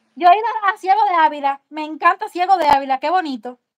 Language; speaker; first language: Spanish; native; Spanish